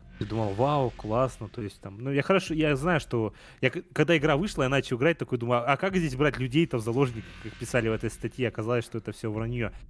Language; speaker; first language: Russian; native; Russian